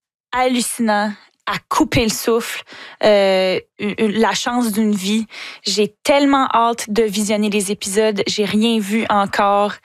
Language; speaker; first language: French; native; French